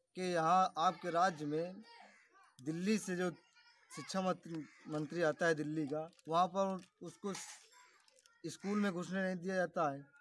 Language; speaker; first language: Hindi; native; Hindi